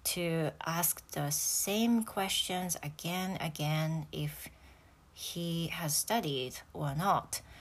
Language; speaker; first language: English; non-native, fluent; Japanese